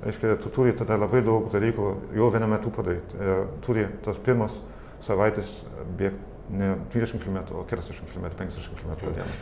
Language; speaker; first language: Lithuanian; non-native, fluent; German